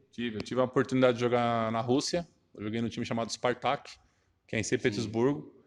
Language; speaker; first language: Portuguese; native; Portuguese